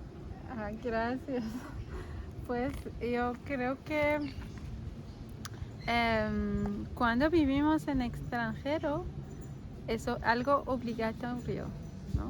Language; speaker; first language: Spanish; non-native, learner; Persian